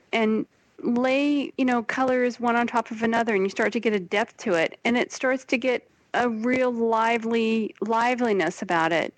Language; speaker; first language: English; native; English